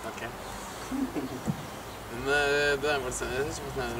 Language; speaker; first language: Norwegian; native; Norwegian